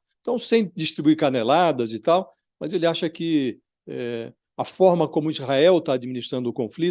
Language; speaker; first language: Portuguese; native; Portuguese